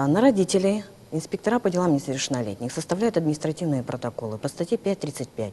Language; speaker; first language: Russian; native; Russian